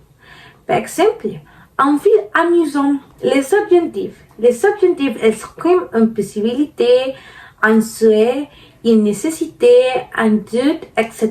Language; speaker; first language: French; non-native, learner; Spanish